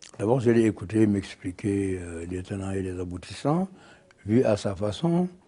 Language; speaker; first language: French; non-native, local second language; Wolof